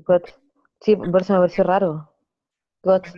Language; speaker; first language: Spanish; native; Spanish